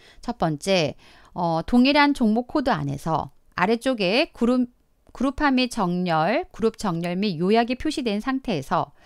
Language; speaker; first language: Korean; native; Korean